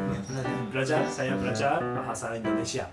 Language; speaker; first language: Indonesian; non-native, learner; Japanese